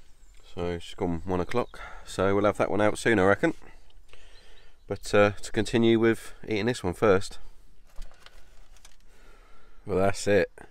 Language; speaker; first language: English; native; English